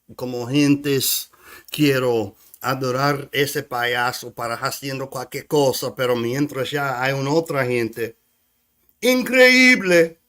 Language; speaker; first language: Spanish; non-native, learner; English